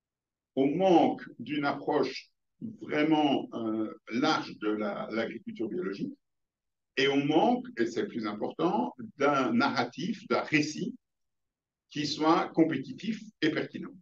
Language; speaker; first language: French; native; French